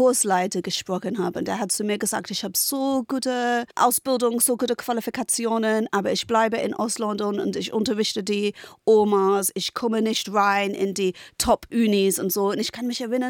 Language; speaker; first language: German; non-native, fluent; English